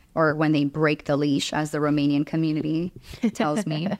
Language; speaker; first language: English; early bilingual, other home language; Romanian